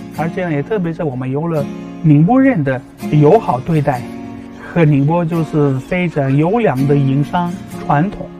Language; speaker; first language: Chinese; non-native, fluent; Bulgarian